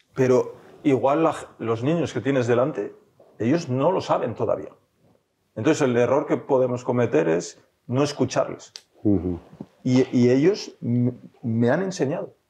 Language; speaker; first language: Spanish; early bilingual, heritage; French